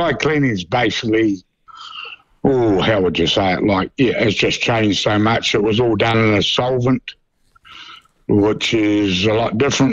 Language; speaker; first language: English; native; English